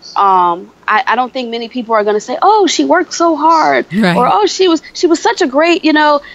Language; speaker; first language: English; native; English